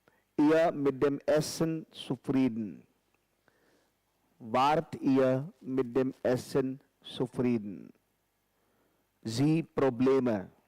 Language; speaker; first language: German; non-native, fluent; Hindi